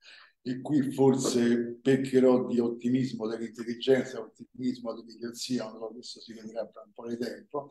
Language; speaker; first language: Italian; native; Italian